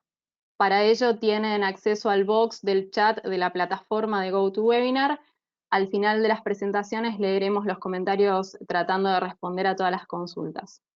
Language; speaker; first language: Spanish; native; Spanish